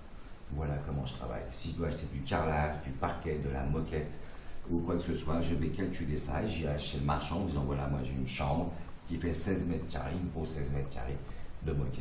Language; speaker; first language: French; native; French